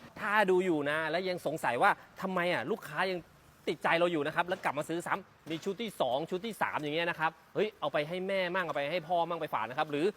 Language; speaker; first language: Thai; native; Thai